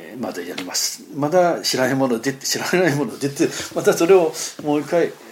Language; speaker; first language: Japanese; non-native, fluent; Chinese